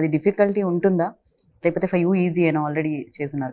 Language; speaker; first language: Telugu; native; Telugu